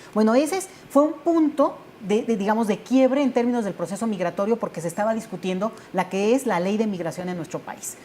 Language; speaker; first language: Spanish; native; Spanish